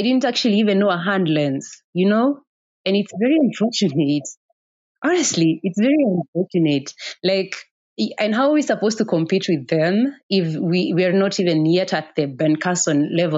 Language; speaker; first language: English; non-native, local second language; Kikuyu